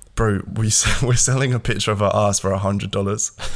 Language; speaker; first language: English; early bilingual, other home language; Latvian